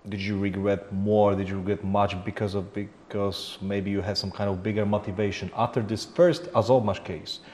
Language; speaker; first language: English; non-native, fluent; Polish